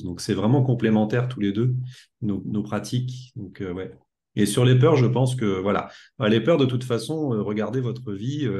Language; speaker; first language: French; native; French